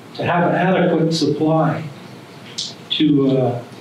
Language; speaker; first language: English; native; English